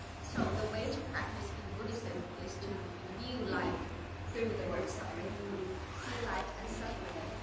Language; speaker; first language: English; non-native, fluent; Thai